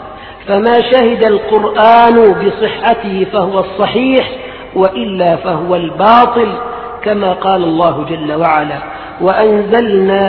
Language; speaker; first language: Arabic; native; Arabic